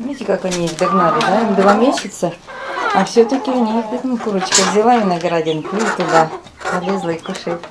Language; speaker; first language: Russian; native; Russian